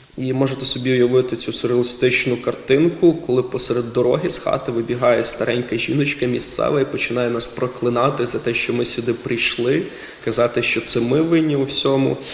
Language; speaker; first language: Ukrainian; non-native, local second language; Russian